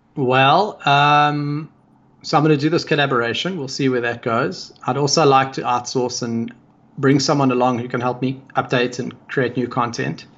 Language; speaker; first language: English; native; English